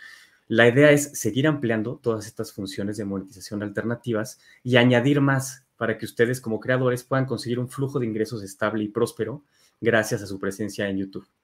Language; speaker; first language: Spanish; native; Spanish